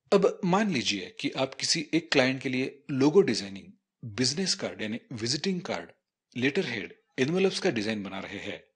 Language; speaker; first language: Hindi; non-native, local second language; Marathi